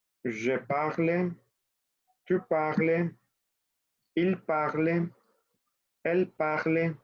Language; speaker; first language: French; non-native, fluent; Spanish